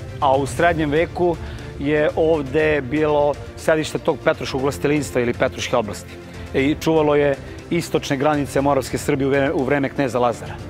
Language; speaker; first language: Serbian; native; Serbian